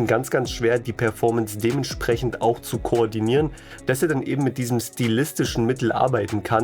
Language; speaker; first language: German; native; German